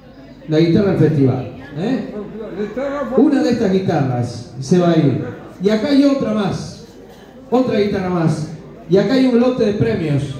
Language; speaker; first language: Spanish; native; Spanish